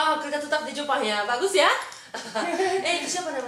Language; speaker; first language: Indonesian; non-native, fluent; Japanese